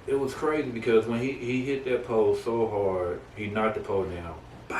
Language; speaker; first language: English; native; English